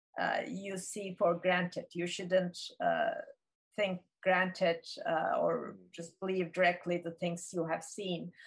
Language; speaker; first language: English; non-native, fluent; Turkish